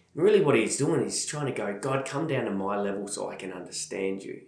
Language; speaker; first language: English; native; English